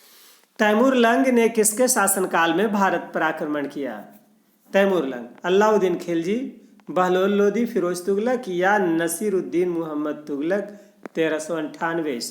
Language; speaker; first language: Hindi; non-native, local second language; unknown